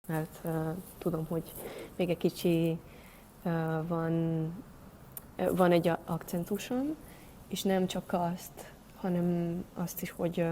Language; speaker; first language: Hungarian; non-native, learner; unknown